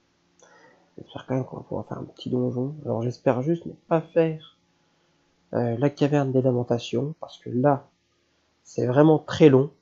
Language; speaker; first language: French; native; French